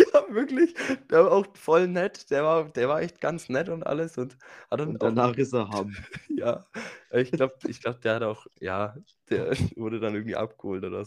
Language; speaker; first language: German; native; German